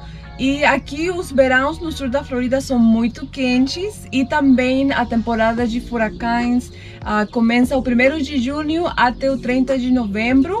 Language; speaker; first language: Portuguese; non-native, fluent; Spanish